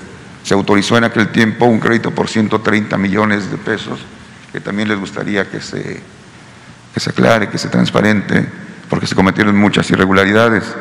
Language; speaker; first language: Spanish; native; Spanish